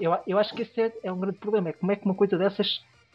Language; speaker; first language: Portuguese; native; Portuguese